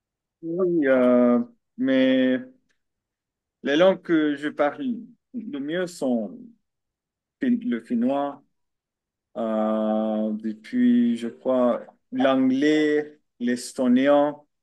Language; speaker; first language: French; non-native, learner; Finnish